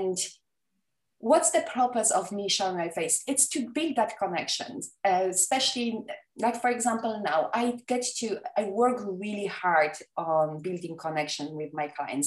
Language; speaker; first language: English; non-native, fluent; Polish